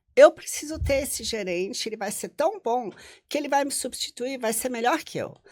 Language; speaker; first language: Portuguese; non-native, local second language; German